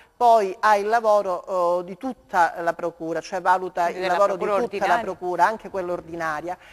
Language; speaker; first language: Italian; native; Italian